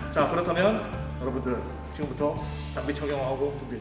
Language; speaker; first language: Korean; native; Korean